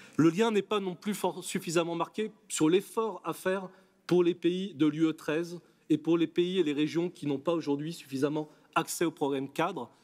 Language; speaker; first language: French; native; French